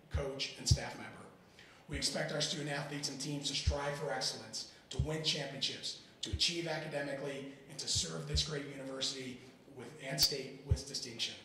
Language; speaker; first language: English; native; English